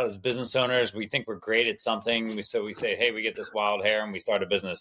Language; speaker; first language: English; native; English